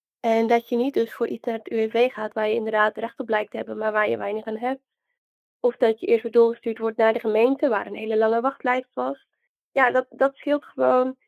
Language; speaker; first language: Dutch; native; Dutch